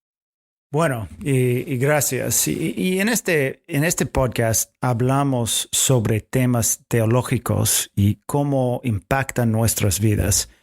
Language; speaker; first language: Spanish; non-native, fluent; English